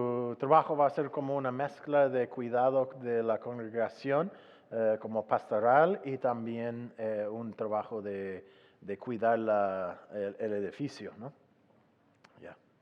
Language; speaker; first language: Spanish; non-native, fluent; English